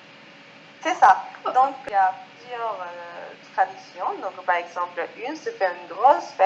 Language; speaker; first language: French; non-native, fluent; Spanish